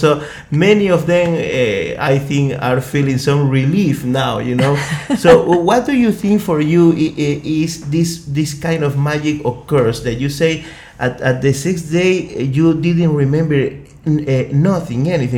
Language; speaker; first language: English; non-native, fluent; Spanish